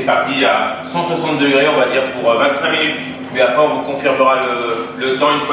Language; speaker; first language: French; native; French